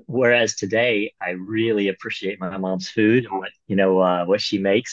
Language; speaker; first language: English; native; English